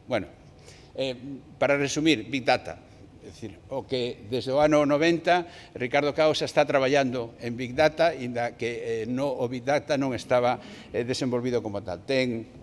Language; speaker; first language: Galician; non-native, local second language; Spanish